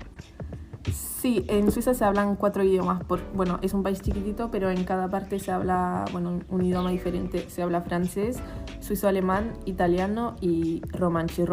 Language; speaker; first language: Spanish; early bilingual, heritage; Spanish